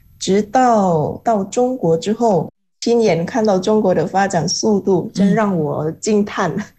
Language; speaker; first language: Chinese; non-native, fluent; Indonesian